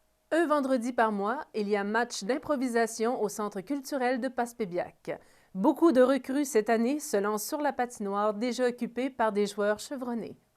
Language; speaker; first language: French; native; French